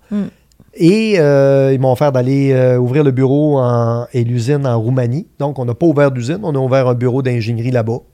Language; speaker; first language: French; native; French